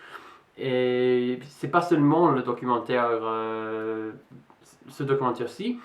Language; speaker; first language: French; non-native, fluent; English